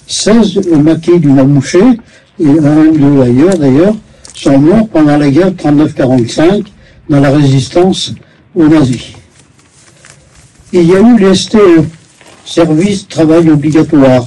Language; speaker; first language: French; native; French